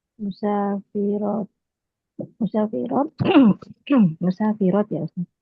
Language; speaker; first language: Arabic; non-native, learner; Indonesian